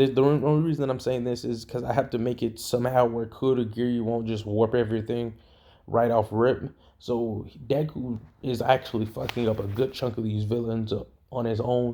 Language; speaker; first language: English; native; English